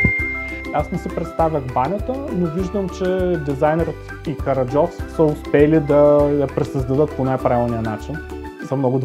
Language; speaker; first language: Bulgarian; native; Bulgarian